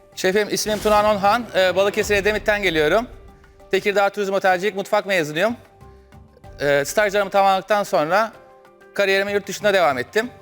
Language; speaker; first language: Turkish; native; Turkish